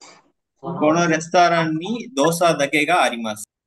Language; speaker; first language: Japanese; non-native, learner; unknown